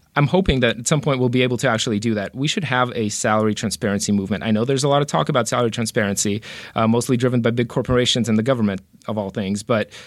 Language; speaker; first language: English; early bilingual, other home language; Russian